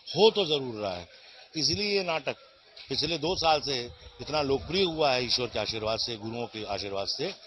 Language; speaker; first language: Hindi; native; Hindi